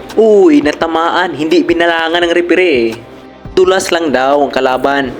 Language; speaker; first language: Filipino; native; Filipino